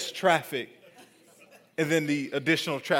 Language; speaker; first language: English; native; English